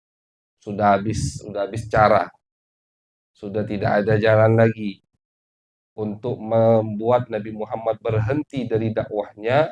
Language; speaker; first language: Indonesian; native; Indonesian